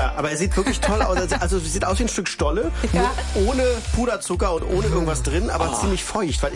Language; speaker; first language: German; native; German